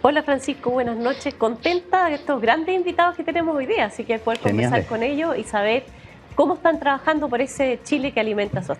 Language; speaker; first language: Spanish; native; Spanish